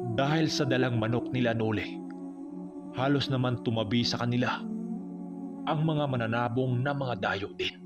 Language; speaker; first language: Filipino; non-native, local second language; Cebuano